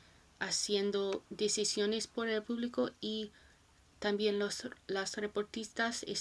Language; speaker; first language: Spanish; non-native, learner; English